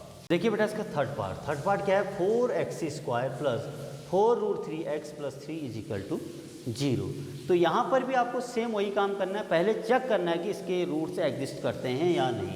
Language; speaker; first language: Hindi; native; Hindi